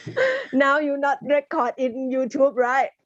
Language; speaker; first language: English; non-native, learner; Thai